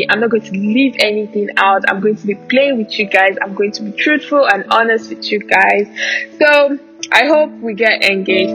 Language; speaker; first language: English; non-native, local second language; Igbo